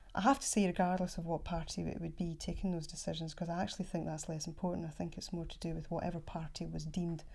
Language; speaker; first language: English; native; English